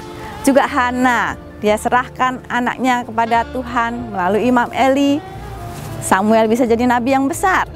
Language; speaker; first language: Indonesian; native; Indonesian